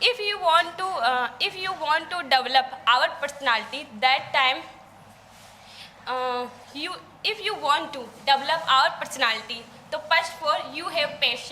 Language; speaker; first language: English; non-native, learner; Hindi